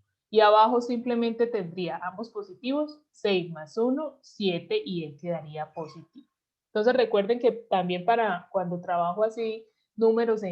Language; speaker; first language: Spanish; native; Spanish